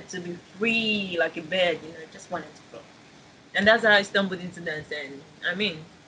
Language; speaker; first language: English; non-native, local second language; Igbo